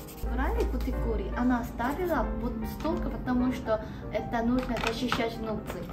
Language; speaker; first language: Russian; non-native, learner; Korean